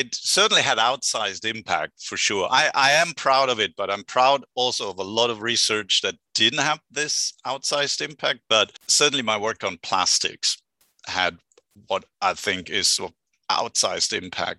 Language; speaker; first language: English; non-native, fluent; German